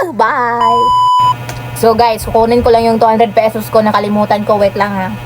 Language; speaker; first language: Filipino; non-native, local second language; Cebuano